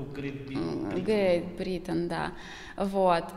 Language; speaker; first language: Russian; native; Russian